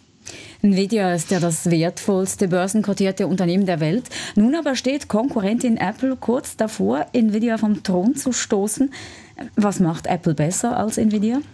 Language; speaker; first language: German; native; German